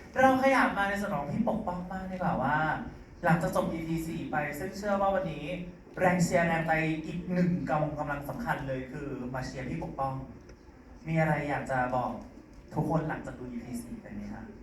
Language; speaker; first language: Thai; native; Thai